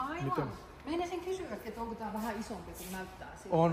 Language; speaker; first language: Finnish; native; Finnish